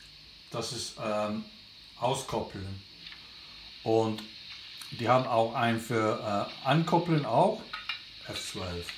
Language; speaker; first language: German; non-native, learner; English